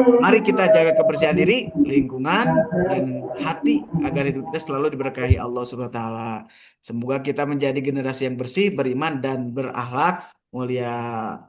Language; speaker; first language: Indonesian; non-native, local second language; Sundanese